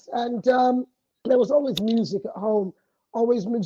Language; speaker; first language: English; non-native, local second language; Krio